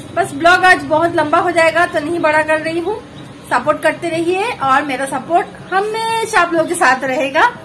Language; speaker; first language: Hindi; non-native, local second language; Bangla